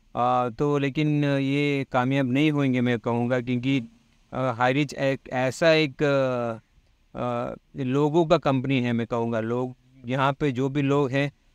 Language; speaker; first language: Hindi; non-native, local second language; Malayalam